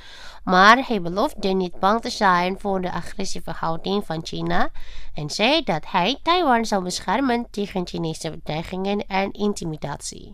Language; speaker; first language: Dutch; non-native, fluent; Indonesian